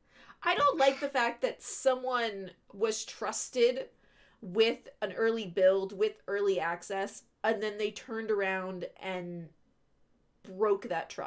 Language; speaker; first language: English; native; English